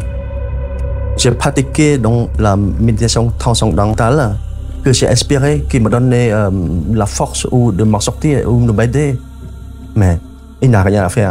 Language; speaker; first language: French; non-native, fluent; Khmer